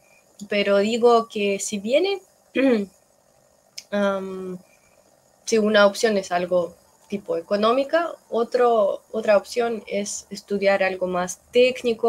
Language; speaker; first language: Spanish; non-native, fluent; Russian